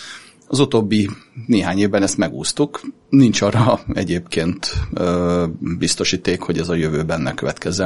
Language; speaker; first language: Hungarian; native; Hungarian